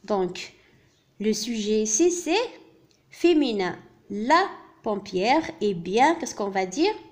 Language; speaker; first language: French; non-native, local second language; Arabic